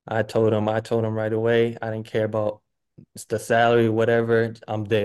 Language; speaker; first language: English; native; English